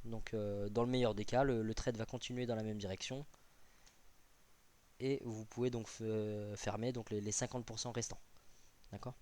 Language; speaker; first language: French; native; French